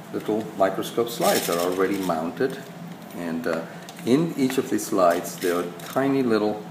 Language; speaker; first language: English; non-native, fluent; Spanish